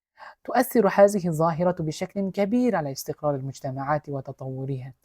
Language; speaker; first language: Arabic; non-native, fluent; Uzbek